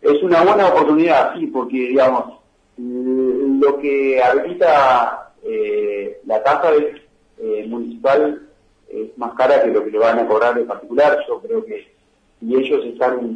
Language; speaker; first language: Spanish; native; Spanish